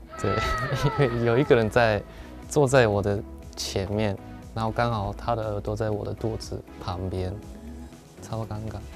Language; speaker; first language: Chinese; non-native, fluent; Japanese